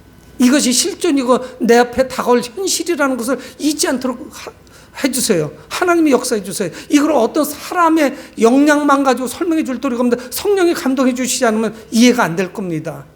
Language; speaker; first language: Korean; native; Korean